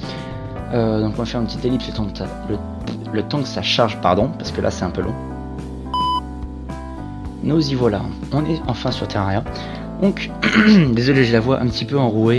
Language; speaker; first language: French; native; French